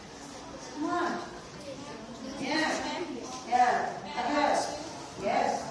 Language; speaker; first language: English; non-native, learner; Indonesian